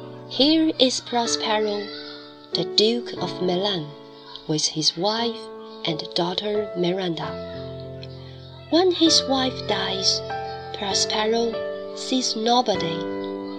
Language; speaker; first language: English; non-native, fluent; Chinese